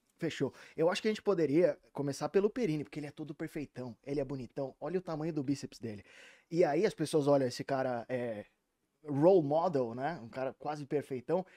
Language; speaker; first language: Portuguese; native; Portuguese